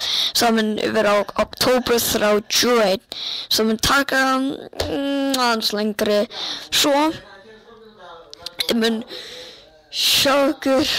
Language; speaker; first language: Icelandic; early bilingual, heritage; Icelandic